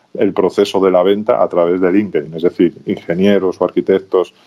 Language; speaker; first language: Spanish; native; Spanish